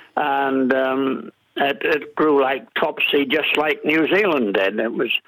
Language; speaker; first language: English; native; English